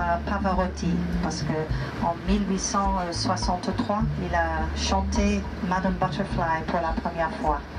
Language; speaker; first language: French; non-native, fluent; English